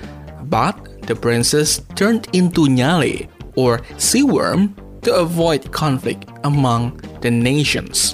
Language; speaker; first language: English; non-native, local second language; Indonesian